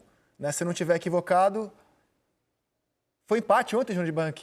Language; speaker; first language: Portuguese; native; Portuguese